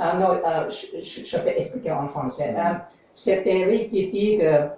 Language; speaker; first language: French; non-native, learner; English